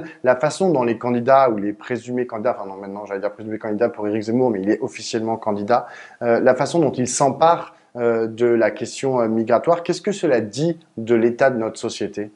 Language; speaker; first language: French; native; French